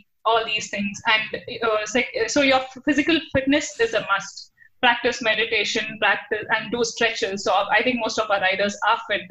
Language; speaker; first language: English; non-native, local second language; Tulu